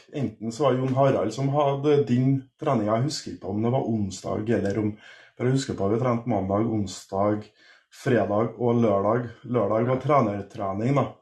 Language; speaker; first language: Norwegian; native; Norwegian